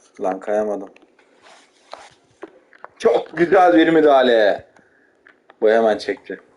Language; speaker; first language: Turkish; native; Turkish